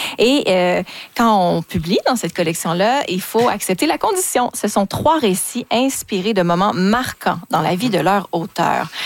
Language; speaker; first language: French; native; French